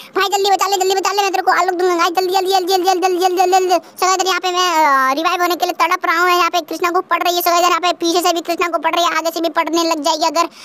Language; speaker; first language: Hindi; native; Hindi